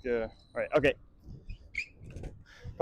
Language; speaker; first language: French; non-native, learner; English